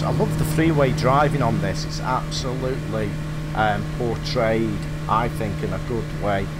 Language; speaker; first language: English; native; English